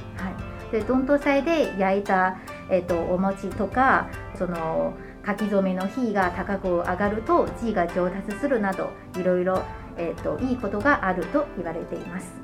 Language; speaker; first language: Japanese; non-native, fluent; Chinese